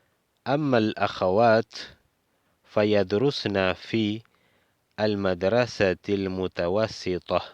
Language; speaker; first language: Arabic; non-native, fluent; Spanish